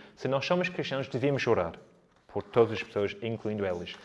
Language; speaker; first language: Portuguese; non-native, fluent; English